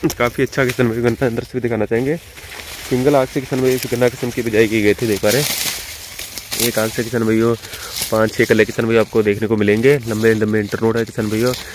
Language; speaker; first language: Hindi; non-native, local second language; Punjabi